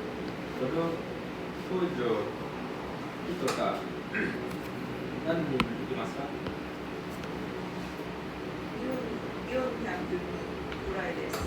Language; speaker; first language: Japanese; non-native, learner; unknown